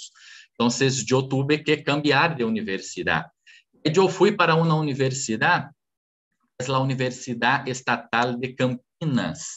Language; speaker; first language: Spanish; non-native, fluent; Portuguese